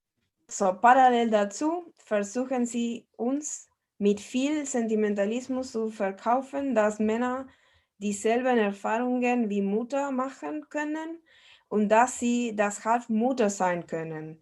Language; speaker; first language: German; non-native, fluent; Spanish